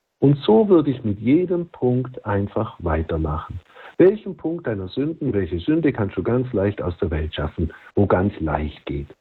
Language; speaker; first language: German; native; German